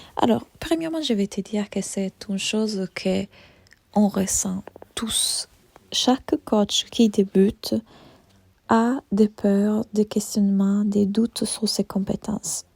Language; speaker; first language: French; non-native, fluent; Italian